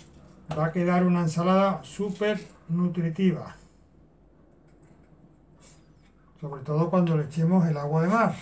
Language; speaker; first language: Spanish; native; Spanish